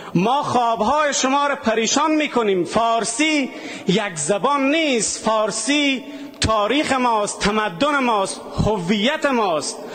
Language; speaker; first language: Persian; native; Persian